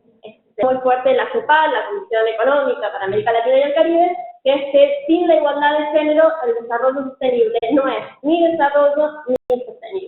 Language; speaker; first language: Spanish; native; Spanish